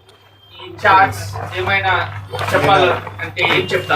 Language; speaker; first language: Telugu; non-native, learner; Kannada